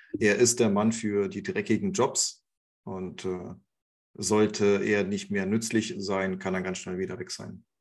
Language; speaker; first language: German; non-native, fluent; Russian